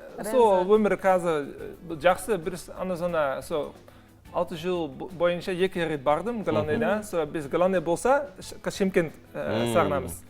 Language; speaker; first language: Kazakh; non-native, learner; Dutch